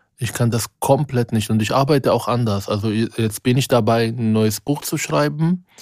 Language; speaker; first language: German; non-native, fluent; Arabic